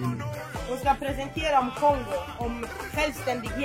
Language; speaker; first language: Swedish; non-native, fluent; Lingala